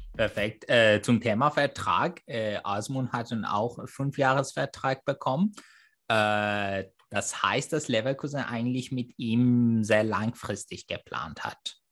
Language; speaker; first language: German; non-native, fluent; Persian